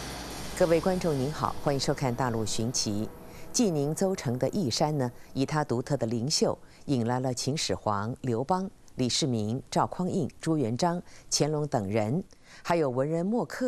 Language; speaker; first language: Chinese; native; Chinese